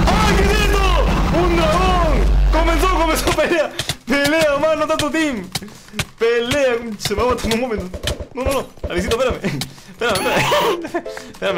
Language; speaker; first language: Spanish; native; Spanish